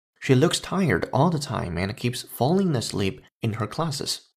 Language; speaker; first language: English; non-native, fluent; Chinese